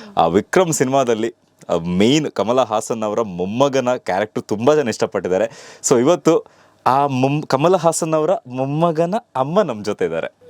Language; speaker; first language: Kannada; native; Kannada